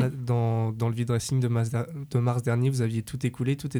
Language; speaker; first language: French; native; French